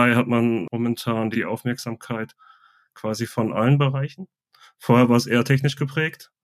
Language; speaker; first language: German; native; German